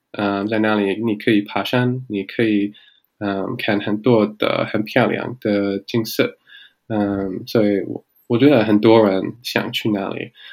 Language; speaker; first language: Chinese; non-native, learner; English